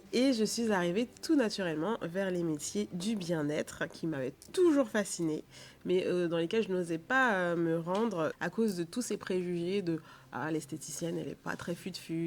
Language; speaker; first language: French; native; French